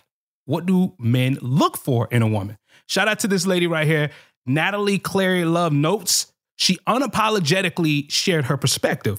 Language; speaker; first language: English; native; English